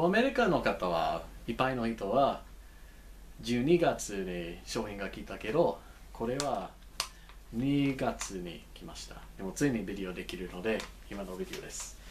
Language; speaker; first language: Japanese; non-native, learner; English